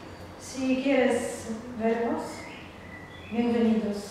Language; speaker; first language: Spanish; non-native, fluent; Polish